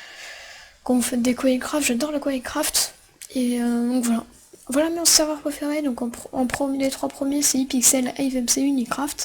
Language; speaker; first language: French; native; French